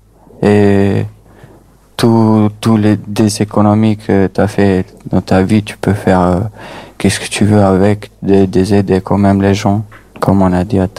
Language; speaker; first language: French; non-native, fluent; Albanian